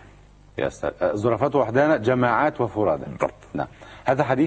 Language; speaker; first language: Arabic; native; Arabic